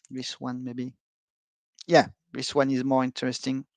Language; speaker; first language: English; non-native, fluent; French